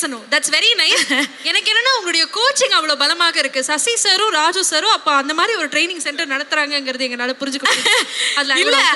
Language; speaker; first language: Tamil; native; Tamil